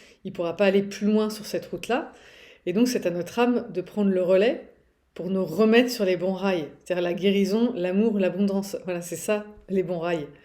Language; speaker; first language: French; native; French